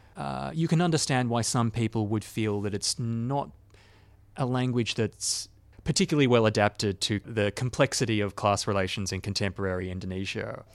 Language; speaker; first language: English; native; English